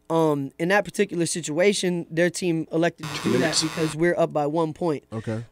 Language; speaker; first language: English; native; English